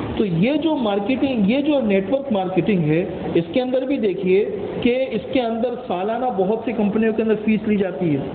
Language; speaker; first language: Urdu; non-native, local second language; Gujarati